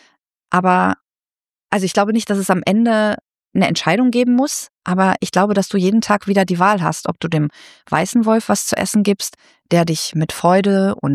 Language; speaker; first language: German; native; German